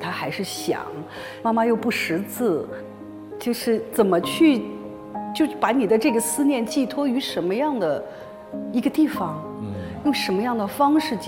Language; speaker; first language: Chinese; native; Chinese